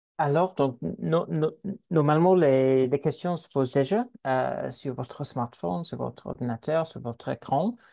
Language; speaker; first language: French; non-native, fluent; English